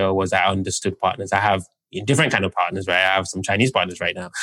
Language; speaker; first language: English; non-native, local second language; Yoruba